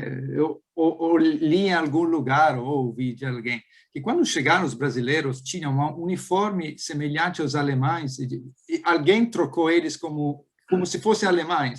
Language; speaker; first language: Portuguese; non-native, fluent; Italian